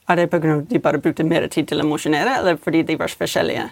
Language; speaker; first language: Norwegian; non-native, fluent; English